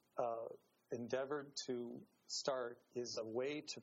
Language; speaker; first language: English; native; English